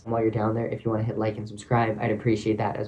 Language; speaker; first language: English; native; English